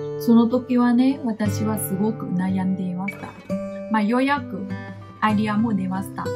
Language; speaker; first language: Japanese; non-native, fluent; Vietnamese